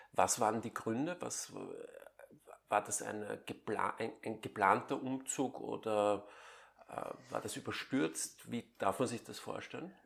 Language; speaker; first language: German; native; German